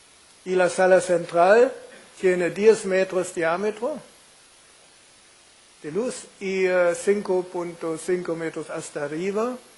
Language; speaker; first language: Spanish; non-native, fluent; German